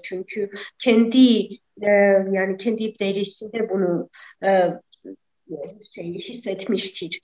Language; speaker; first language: Turkish; non-native, fluent; Armenian